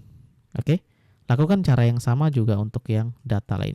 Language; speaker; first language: Indonesian; native; Indonesian